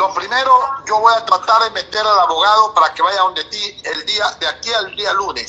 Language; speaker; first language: Spanish; native; Spanish